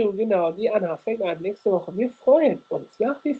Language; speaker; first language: German; native; German